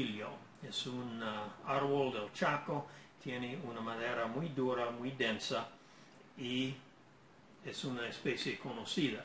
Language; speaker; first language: Spanish; non-native, fluent; English